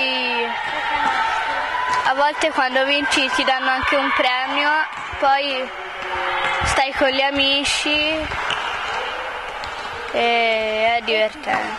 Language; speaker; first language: Italian; native; Italian